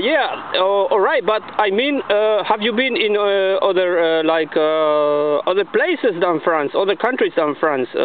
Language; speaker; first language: English; non-native, learner; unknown